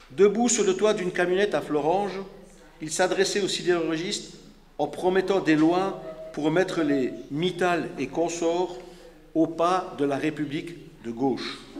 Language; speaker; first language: French; native; French